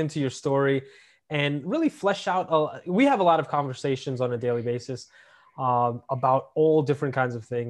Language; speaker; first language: English; native; English